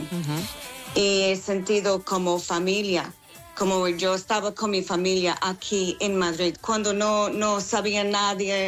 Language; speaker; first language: Spanish; non-native, fluent; English